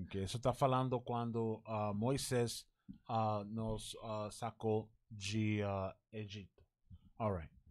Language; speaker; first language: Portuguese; non-native, learner; Spanish